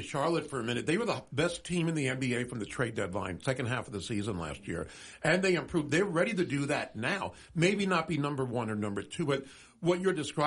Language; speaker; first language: English; native; English